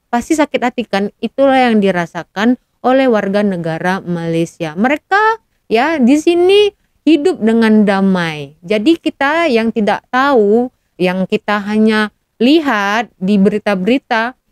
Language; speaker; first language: Malay; non-native, fluent; Indonesian